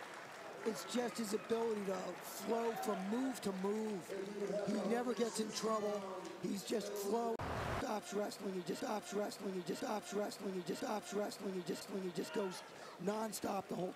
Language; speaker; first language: English; native; English